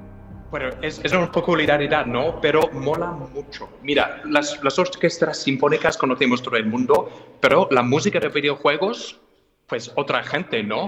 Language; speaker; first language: Spanish; non-native, fluent; English